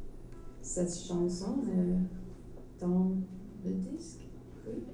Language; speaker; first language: French; non-native, learner; English